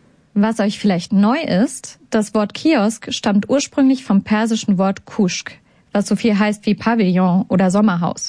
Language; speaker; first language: German; native; German